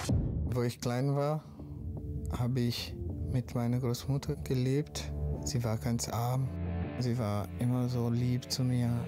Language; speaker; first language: German; non-native, fluent; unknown